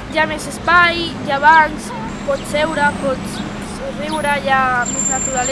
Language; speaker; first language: Catalan; non-native, local second language; Spanish